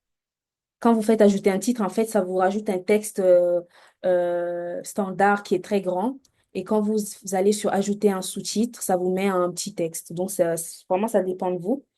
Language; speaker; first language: French; native; French